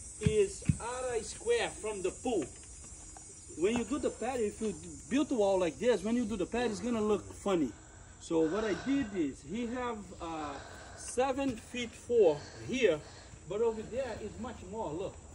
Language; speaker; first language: English; non-native, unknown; Portuguese